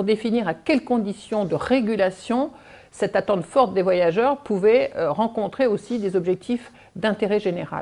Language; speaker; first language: French; native; French